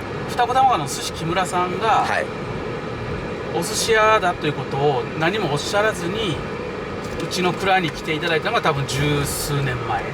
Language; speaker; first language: Japanese; native; Japanese